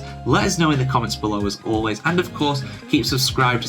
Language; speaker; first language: English; native; English